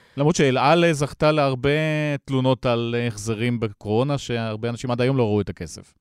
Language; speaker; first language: Hebrew; native; Hebrew